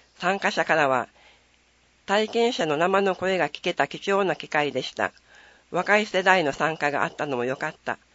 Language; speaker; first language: Japanese; native; Japanese